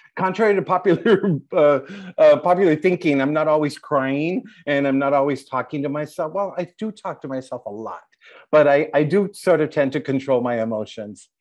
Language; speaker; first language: English; native; English